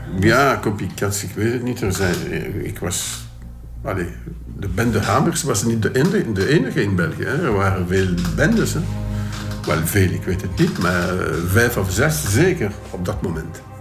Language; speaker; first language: Dutch; non-native, local second language; French